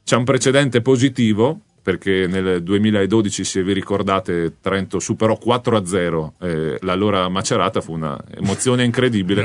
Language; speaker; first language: Italian; native; Italian